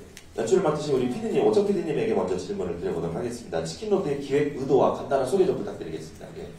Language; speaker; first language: Korean; native; Korean